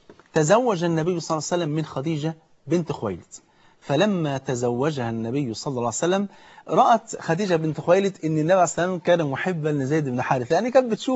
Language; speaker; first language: Arabic; native; Arabic